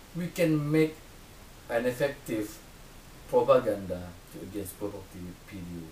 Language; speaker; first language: English; non-native, learner; Indonesian